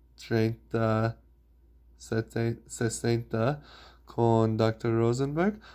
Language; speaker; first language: Spanish; non-native, learner; English